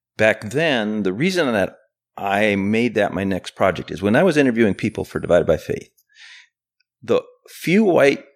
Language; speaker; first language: English; native; English